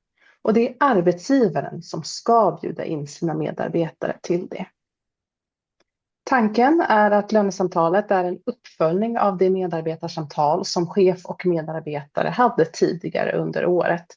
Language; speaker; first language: Swedish; native; Swedish